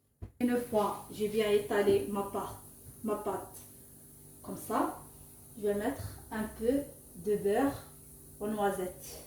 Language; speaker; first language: French; non-native, local second language; Arabic